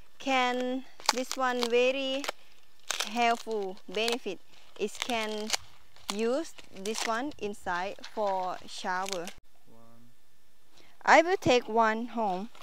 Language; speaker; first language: English; non-native, learner; Thai